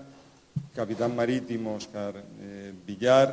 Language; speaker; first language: Spanish; native; Spanish